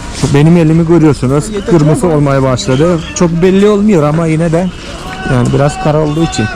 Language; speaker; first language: Turkish; non-native, fluent; Malayalam